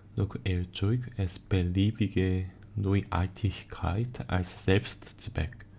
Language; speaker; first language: German; non-native, learner; Korean